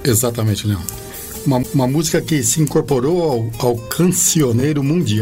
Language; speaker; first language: Portuguese; native; Portuguese